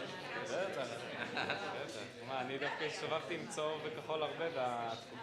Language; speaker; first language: Hebrew; early bilingual, heritage; English